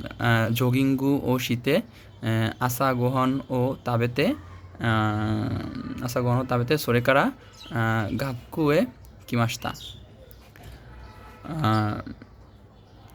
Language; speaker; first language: Japanese; non-native, learner; Bangla